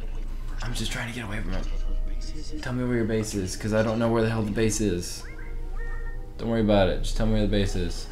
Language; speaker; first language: English; native; English